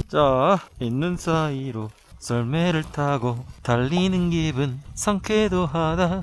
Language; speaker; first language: Korean; native; Korean